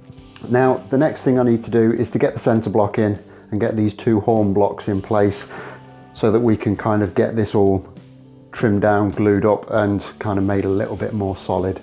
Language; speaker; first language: English; native; English